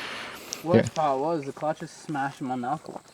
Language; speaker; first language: English; native; English